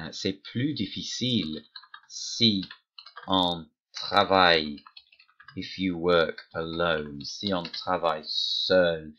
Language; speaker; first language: French; non-native, fluent; English